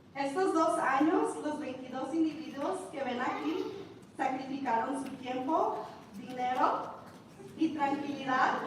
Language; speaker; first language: Spanish; early bilingual, heritage; Spanish